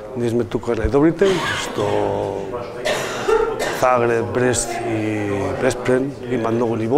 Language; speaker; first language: Macedonian; non-native, learner; Spanish